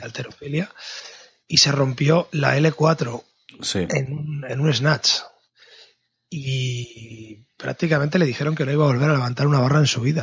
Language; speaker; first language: Spanish; native; Spanish